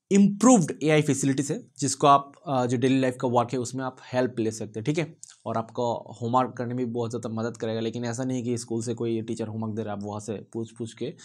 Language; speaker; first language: Hindi; non-native, local second language; Bangla